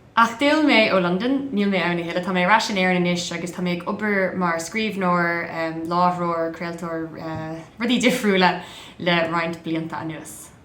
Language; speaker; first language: Irish; non-native, local second language; English